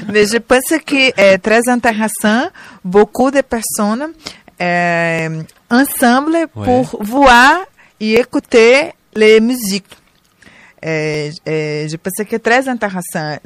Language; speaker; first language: French; non-native, learner; Portuguese